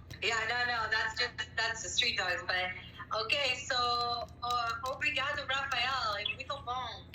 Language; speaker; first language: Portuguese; non-native, learner; English